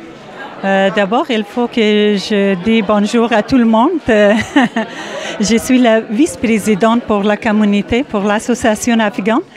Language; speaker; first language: French; non-native, fluent; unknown